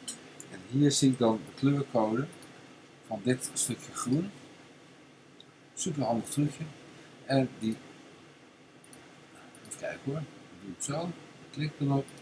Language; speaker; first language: Dutch; native; Dutch